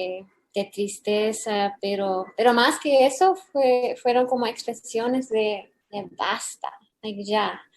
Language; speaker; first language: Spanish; early bilingual, heritage; English